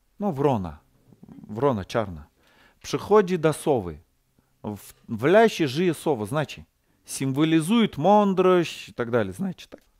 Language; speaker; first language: Polish; non-native, fluent; Ukrainian